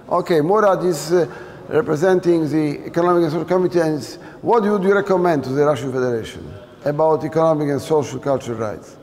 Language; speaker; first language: English; non-native, fluent; Polish